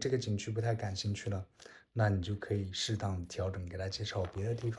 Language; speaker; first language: Chinese; native; Chinese